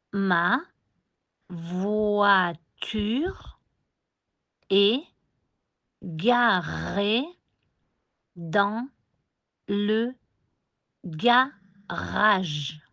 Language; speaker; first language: French; non-native, fluent; Spanish